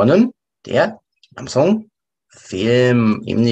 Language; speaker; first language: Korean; non-native, fluent; German